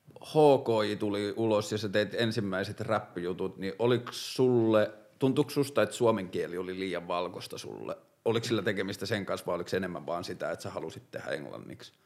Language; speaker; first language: Finnish; native; Finnish